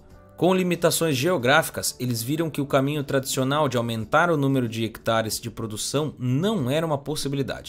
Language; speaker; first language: Portuguese; native; Portuguese